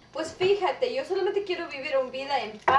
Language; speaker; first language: Spanish; non-native, learner; English